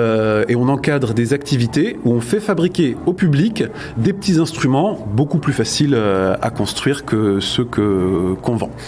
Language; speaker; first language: French; native; French